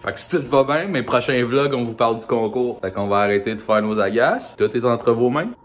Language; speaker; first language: French; native; French